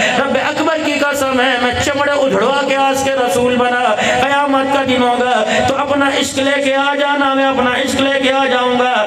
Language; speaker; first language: Urdu; non-native, local second language; Punjabi